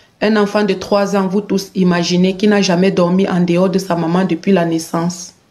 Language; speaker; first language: French; non-native, local second language; Lingala